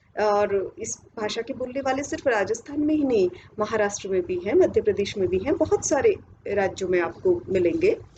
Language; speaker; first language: Hindi; native; Hindi